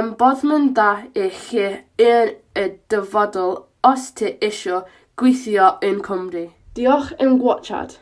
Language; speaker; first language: Welsh; non-native, learner; English